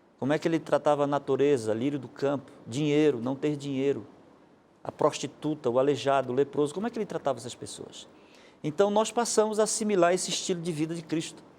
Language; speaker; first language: Portuguese; native; Portuguese